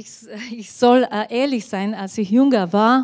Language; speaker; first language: German; non-native, fluent; Bulgarian